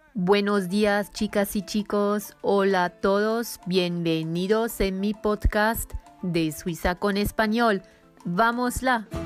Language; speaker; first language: Spanish; non-native, fluent; German